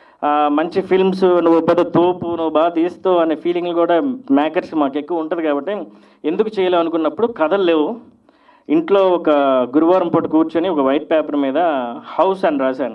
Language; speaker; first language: Telugu; native; Telugu